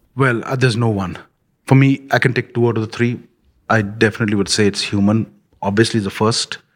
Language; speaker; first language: English; non-native, local second language; Punjabi